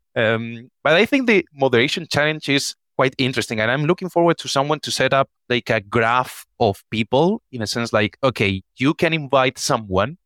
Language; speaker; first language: English; non-native, fluent; Spanish